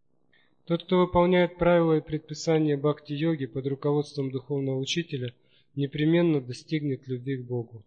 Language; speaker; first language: Russian; native; Russian